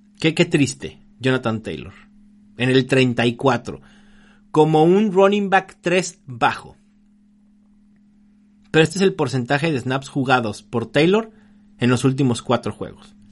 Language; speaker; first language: Spanish; native; Spanish